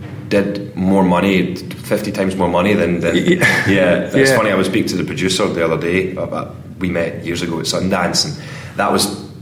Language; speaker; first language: English; native; English